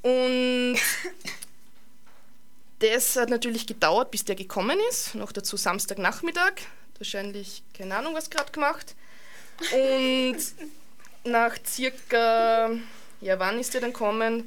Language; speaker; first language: German; native; German